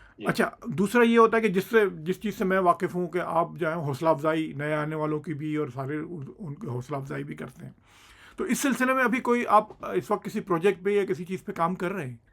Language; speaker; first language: Urdu; native; Urdu